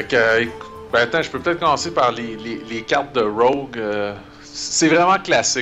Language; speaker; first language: French; native; French